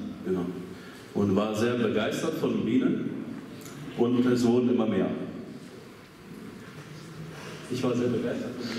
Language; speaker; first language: German; native; German